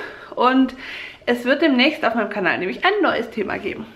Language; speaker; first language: German; native; German